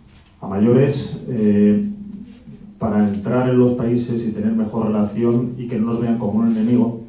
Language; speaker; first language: Spanish; native; Spanish